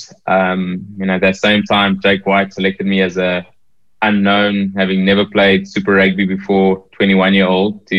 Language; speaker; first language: English; native; English